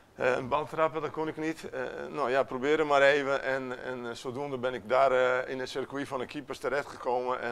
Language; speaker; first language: Dutch; non-native, fluent; Italian